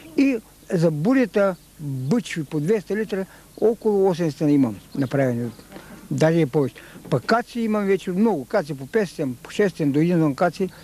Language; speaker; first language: Bulgarian; native; Bulgarian